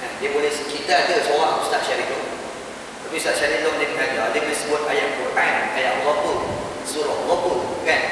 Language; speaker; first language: Malay; native; Malay